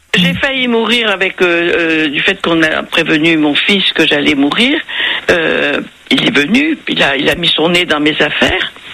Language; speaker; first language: French; native; French